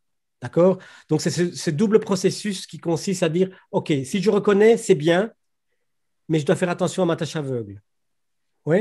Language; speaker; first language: French; native; French